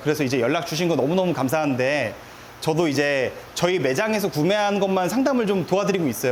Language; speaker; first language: Korean; native; Korean